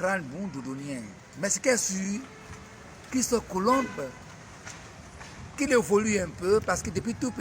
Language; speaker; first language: French; native; French